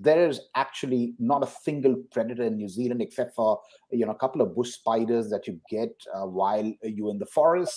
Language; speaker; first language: English; non-native, local second language; Hindi